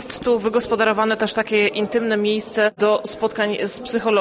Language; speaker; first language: Polish; native; Polish